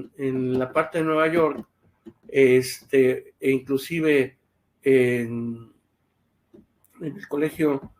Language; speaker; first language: Spanish; native; Spanish